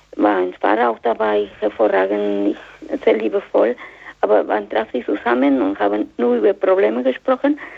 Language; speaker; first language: German; non-native, fluent; Spanish